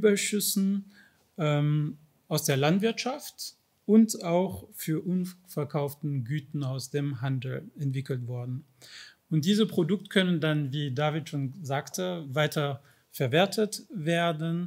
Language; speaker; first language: German; non-native, fluent; French